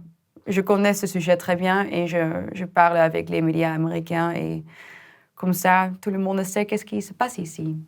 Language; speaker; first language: French; non-native, fluent; Dutch